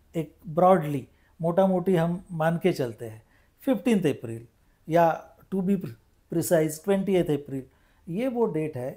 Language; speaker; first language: Hindi; non-native, local second language; Marathi